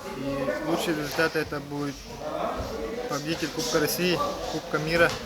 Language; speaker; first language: Russian; non-native, local second language; Yakut